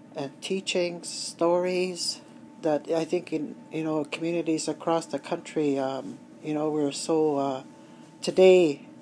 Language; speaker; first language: English; native; English